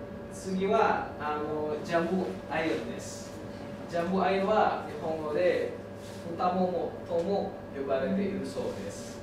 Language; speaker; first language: Japanese; non-native, learner; Indonesian